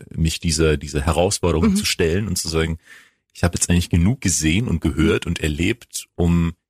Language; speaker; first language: German; non-native, fluent; Greek